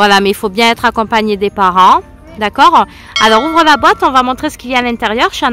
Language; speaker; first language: French; native; French